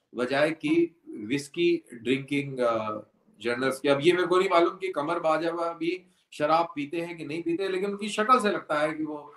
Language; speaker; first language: Hindi; native; Hindi